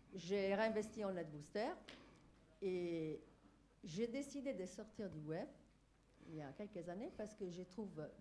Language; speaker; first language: French; non-native, fluent; English